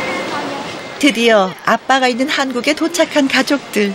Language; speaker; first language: Korean; native; Korean